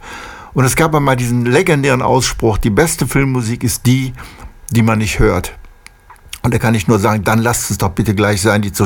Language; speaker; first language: German; native; German